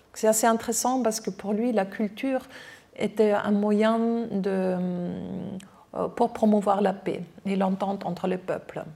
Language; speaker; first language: French; non-native, fluent; German